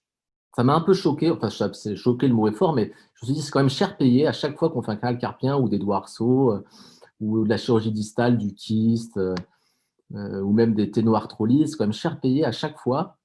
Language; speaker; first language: French; native; French